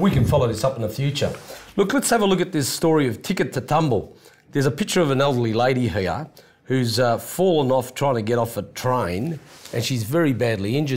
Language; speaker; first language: English; native; English